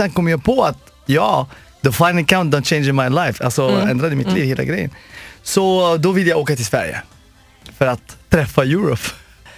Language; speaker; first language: Swedish; non-native, fluent; Arabic